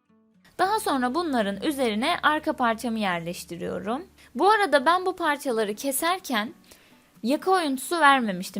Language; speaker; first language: Turkish; native; Turkish